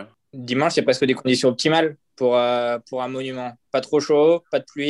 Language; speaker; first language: French; native; French